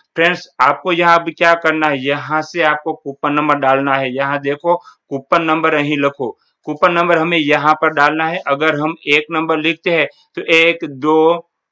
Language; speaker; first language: Hindi; non-native, local second language; Gujarati